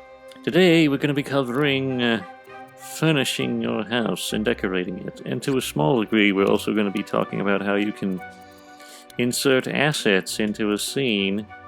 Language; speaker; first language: English; native; English